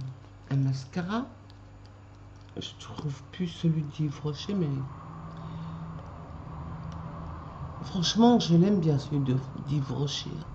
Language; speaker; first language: French; native; French